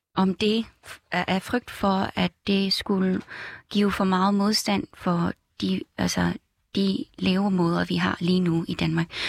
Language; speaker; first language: Danish; non-native, fluent; Vietnamese